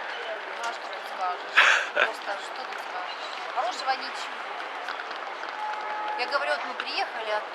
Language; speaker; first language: Russian; native; Russian